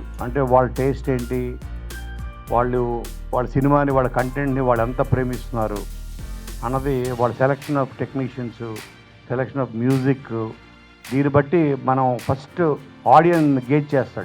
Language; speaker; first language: Telugu; native; Telugu